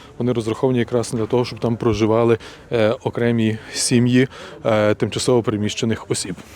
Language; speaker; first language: Ukrainian; native; Ukrainian